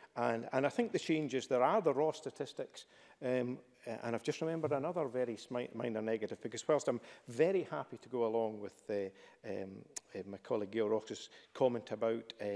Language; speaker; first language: English; native; English